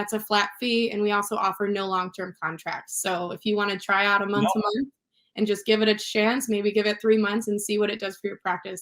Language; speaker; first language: English; native; English